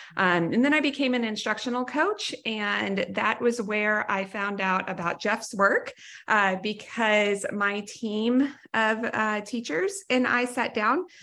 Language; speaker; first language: English; native; English